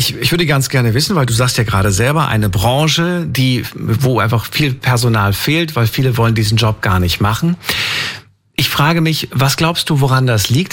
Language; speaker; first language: German; native; German